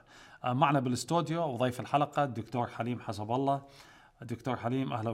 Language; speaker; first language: Arabic; native; Arabic